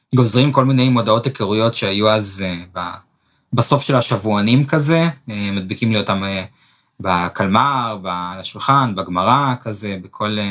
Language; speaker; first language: Hebrew; native; Hebrew